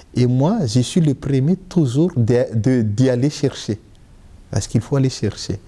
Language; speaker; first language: French; non-native, local second language; Malagasy